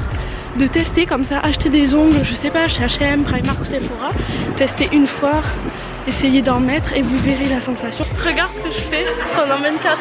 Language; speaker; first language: French; native; French